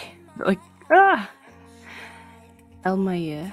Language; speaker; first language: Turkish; non-native, learner; English